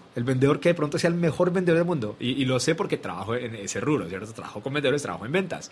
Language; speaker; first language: Spanish; native; Spanish